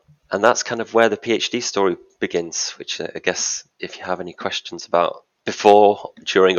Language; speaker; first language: English; native; English